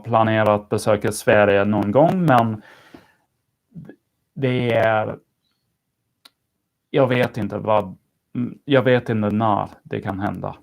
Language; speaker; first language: Swedish; non-native, learner; English